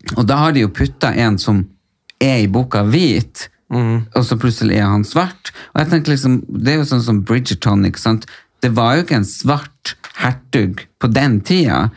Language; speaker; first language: Norwegian; native; Norwegian